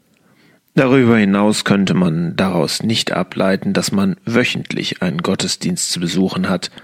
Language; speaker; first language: German; native; German